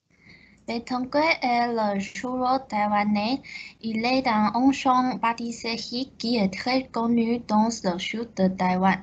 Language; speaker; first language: French; non-native, learner; Chinese